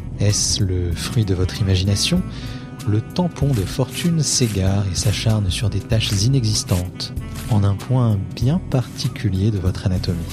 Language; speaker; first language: French; native; French